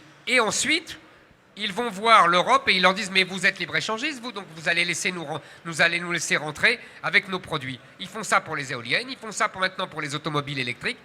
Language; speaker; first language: French; native; French